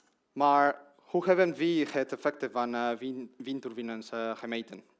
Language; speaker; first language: Dutch; non-native, learner; Spanish